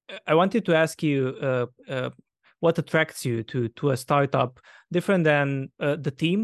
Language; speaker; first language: English; non-native, fluent; Romanian